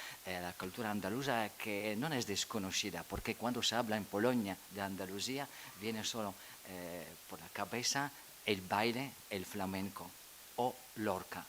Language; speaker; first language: Spanish; non-native, fluent; Polish